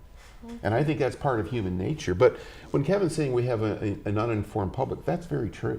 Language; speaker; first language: English; native; English